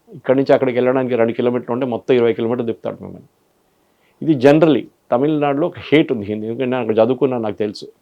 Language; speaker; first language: Telugu; non-native, fluent; Malayalam